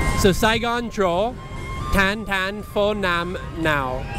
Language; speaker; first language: Vietnamese; non-native, learner; English